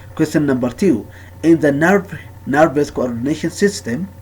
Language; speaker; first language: English; non-native, local second language; Amharic